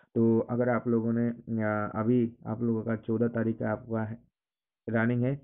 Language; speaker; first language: Hindi; non-native, local second language; Assamese